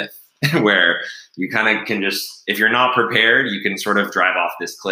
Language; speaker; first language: English; native; English